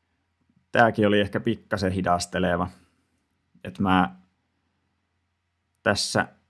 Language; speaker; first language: Finnish; native; Finnish